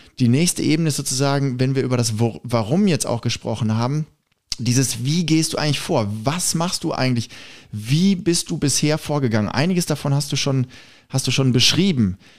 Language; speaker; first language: German; native; German